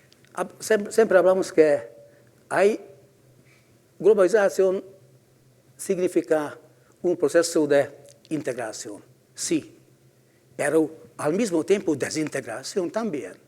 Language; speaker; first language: Spanish; non-native, fluent; Hungarian